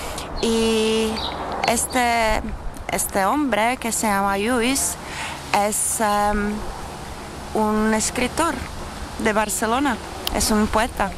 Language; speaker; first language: Spanish; non-native, learner; Czech